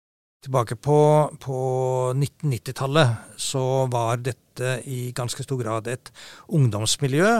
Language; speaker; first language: Norwegian; native; Norwegian